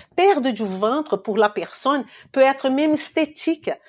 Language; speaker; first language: French; non-native, fluent; Portuguese